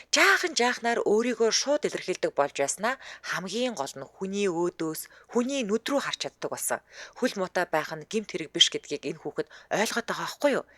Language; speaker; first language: Mongolian; native; Mongolian